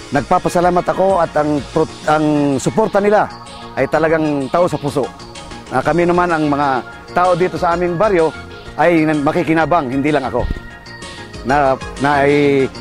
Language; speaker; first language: Filipino; native; Filipino